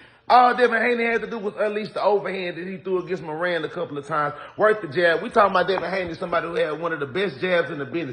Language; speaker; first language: English; native; English